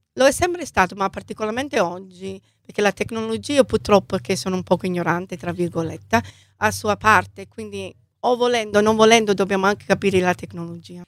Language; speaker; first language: Italian; non-native, fluent; English